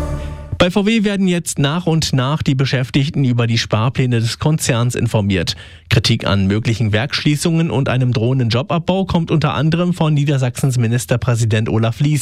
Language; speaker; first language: German; native; German